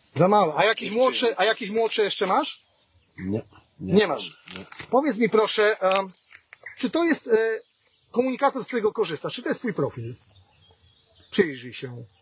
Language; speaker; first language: Polish; native; Polish